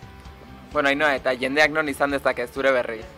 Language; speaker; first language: Basque; native; Basque